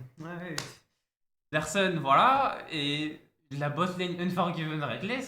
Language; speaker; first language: French; native; French